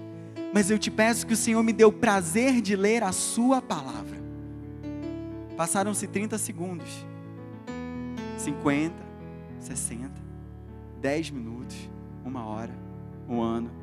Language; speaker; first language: Portuguese; native; Portuguese